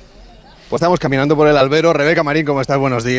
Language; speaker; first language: Spanish; native; Spanish